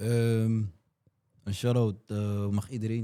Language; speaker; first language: Dutch; early bilingual, other home language; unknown